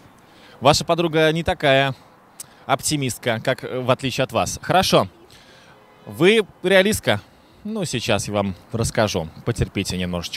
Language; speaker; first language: Russian; native; Russian